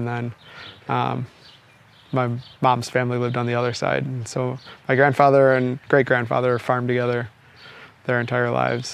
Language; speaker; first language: English; native; English